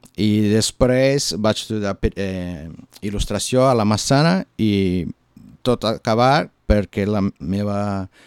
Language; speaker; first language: Catalan; non-native, learner; Portuguese